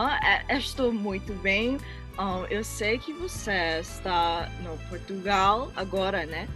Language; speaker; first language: Portuguese; non-native, learner; English